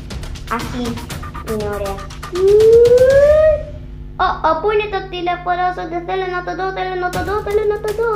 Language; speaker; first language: Greek; non-native, learner; Arabic